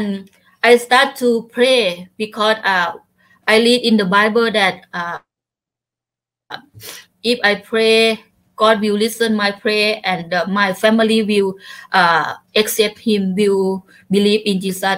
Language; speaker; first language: English; non-native, learner; Thai